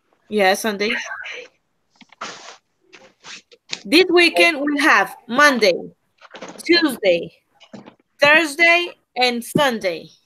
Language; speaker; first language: English; non-native, learner; Spanish